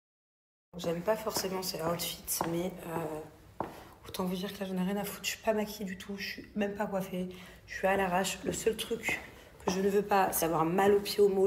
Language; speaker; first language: French; native; French